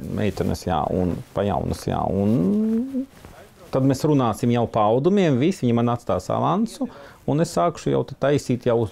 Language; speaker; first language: Latvian; early bilingual, other home language; Ukrainian